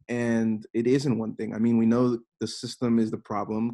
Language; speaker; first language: English; native; English